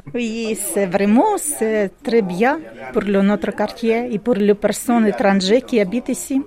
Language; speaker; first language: French; non-native, learner; Ukrainian